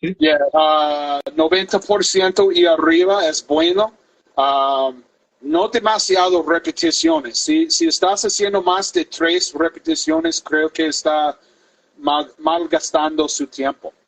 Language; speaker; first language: Spanish; non-native, fluent; English